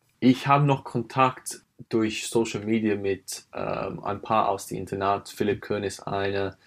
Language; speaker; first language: German; non-native, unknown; English